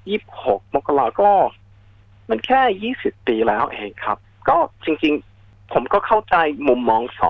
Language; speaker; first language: Thai; non-native, fluent; English